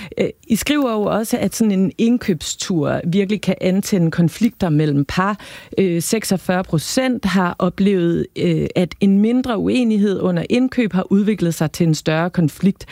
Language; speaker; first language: Danish; native; Danish